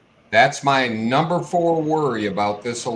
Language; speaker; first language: English; native; English